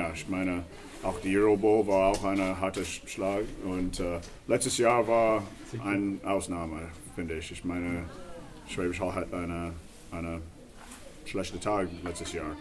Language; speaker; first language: German; non-native, fluent; English